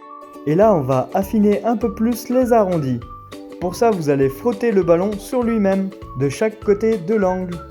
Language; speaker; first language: French; native; French